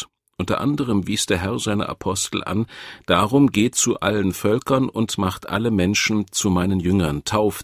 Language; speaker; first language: German; native; German